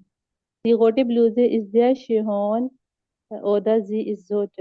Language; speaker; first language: German; non-native, learner; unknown